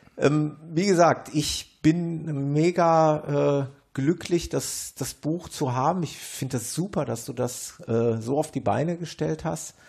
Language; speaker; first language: German; native; German